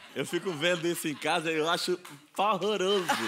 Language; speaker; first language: Portuguese; native; Portuguese